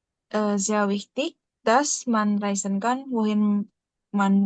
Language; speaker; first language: German; non-native, learner; Indonesian